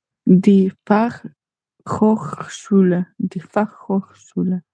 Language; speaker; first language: German; non-native, learner; Macedonian